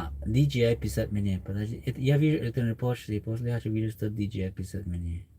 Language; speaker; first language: Russian; non-native, learner; English